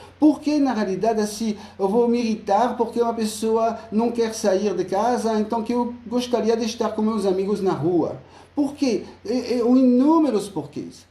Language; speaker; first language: Portuguese; non-native, fluent; French